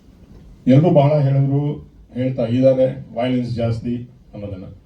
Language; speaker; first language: Kannada; native; Kannada